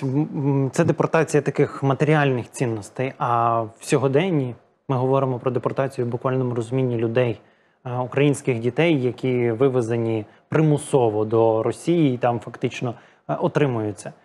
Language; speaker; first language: Ukrainian; native; Ukrainian